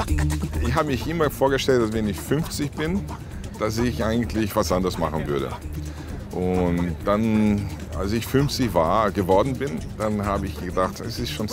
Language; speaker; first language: German; non-native, fluent; Portuguese